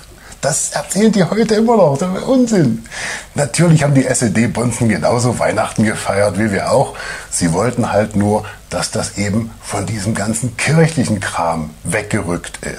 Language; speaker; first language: German; native; German